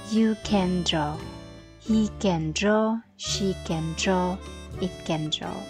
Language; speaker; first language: English; non-native, fluent; Indonesian